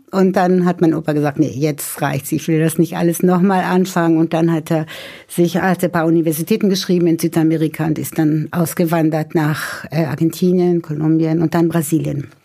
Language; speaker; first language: German; native; German